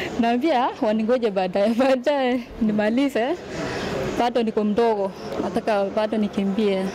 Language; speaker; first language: Swahili; non-native, local second language; Kalenjin